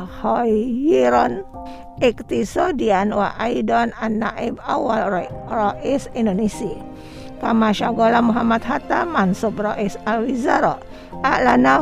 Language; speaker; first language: Arabic; non-native, fluent; Indonesian